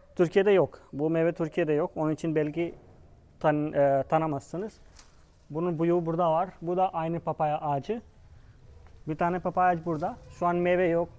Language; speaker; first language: Turkish; non-native, fluent; Hindi